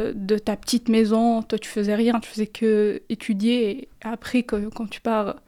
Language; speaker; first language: French; non-native, local second language; Arabic